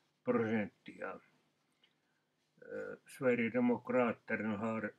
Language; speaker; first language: Swedish; non-native, local second language; Finnish